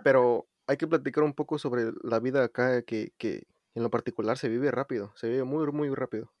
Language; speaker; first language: Spanish; native; Spanish